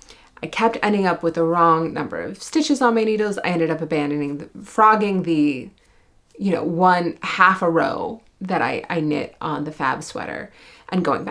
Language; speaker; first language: English; native; English